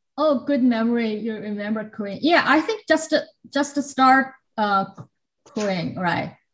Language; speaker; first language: English; non-native, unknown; Chinese